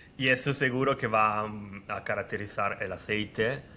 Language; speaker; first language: Spanish; non-native, learner; Italian